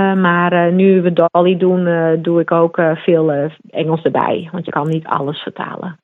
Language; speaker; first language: Dutch; non-native, local second language; Western Frisian